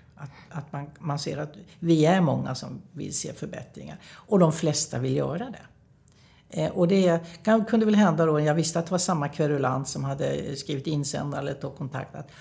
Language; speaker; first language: Swedish; native; Swedish